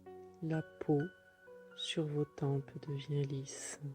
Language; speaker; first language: French; native; French